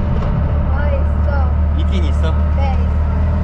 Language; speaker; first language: Korean; non-native, learner; Hindi